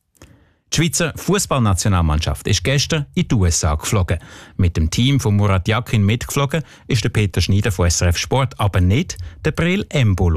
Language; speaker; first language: German; native; German